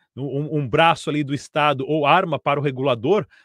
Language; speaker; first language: Portuguese; native; Portuguese